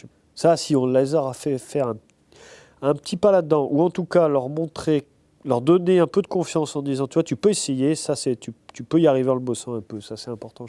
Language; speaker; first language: French; native; French